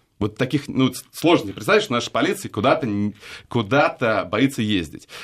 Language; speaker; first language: Russian; native; Russian